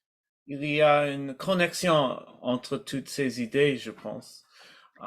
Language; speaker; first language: French; non-native, learner; English